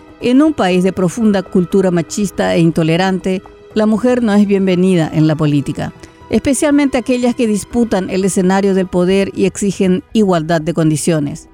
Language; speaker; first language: Spanish; native; Spanish